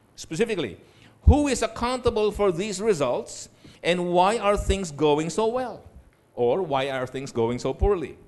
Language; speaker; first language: English; non-native, local second language; Filipino